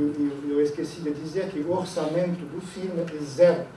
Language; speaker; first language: Portuguese; non-native, fluent; French